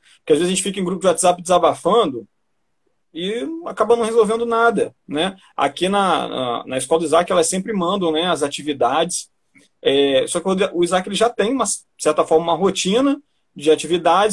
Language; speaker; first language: Portuguese; native; Portuguese